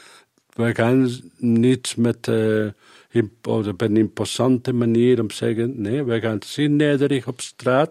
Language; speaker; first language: Dutch; non-native, learner; Spanish